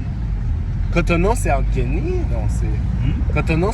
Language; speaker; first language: French; non-native, local second language; English